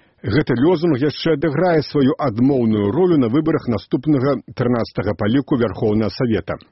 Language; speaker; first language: Belarusian; native; Belarusian